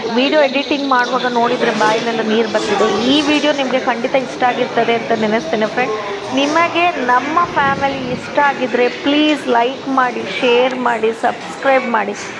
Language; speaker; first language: Kannada; non-native, local second language; Tulu